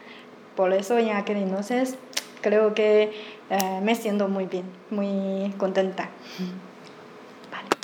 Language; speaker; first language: Spanish; non-native, learner; Chinese